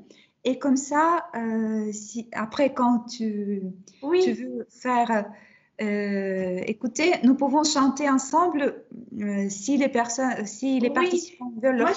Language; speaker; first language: French; non-native, fluent; Russian